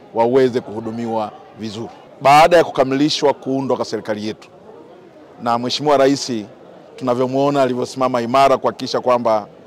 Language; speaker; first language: Swahili; native; Swahili